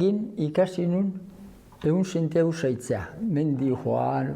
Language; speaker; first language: Basque; native; Basque